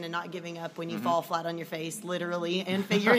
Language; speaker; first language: English; native; English